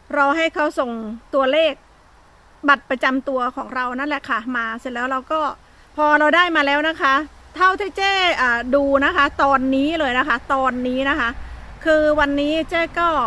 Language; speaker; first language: Thai; native; Thai